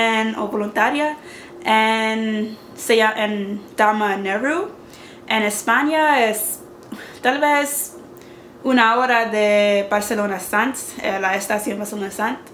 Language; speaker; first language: Spanish; non-native, learner; English